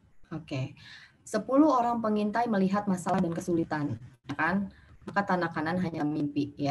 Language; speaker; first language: Indonesian; native; Indonesian